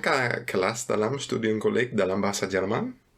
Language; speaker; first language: Indonesian; non-native, fluent; German